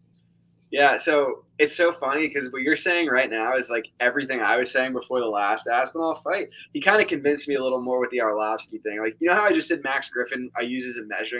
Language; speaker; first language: English; native; English